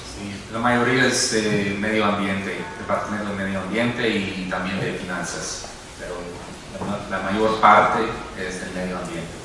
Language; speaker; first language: Spanish; non-native, fluent; English